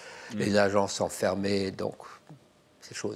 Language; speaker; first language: French; non-native, fluent; English